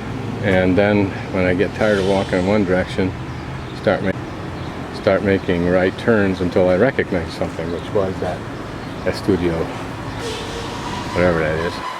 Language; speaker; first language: English; native; English